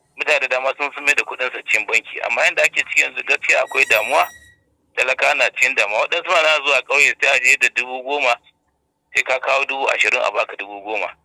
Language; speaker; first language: Hausa; native; Hausa